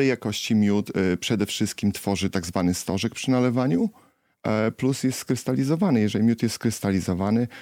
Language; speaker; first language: Polish; native; Polish